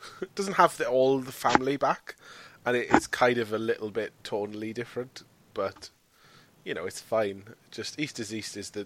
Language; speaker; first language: English; native; English